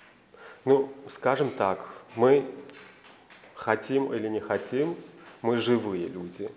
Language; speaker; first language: Russian; non-native, fluent; Georgian